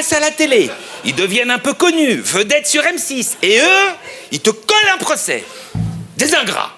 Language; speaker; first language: French; native; French